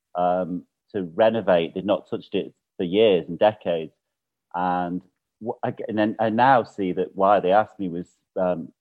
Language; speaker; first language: English; native; English